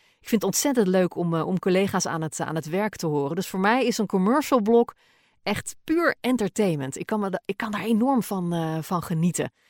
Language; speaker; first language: Dutch; native; Dutch